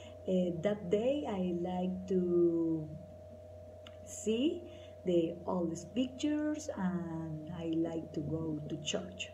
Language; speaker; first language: English; non-native, learner; Spanish